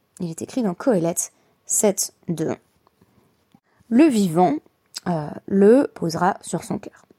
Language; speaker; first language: French; native; French